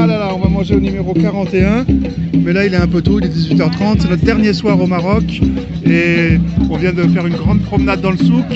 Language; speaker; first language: French; native; French